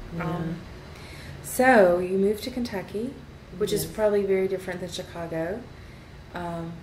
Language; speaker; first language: English; native; English